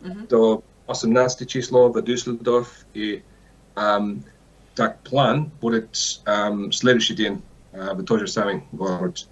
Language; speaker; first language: Russian; non-native, learner; English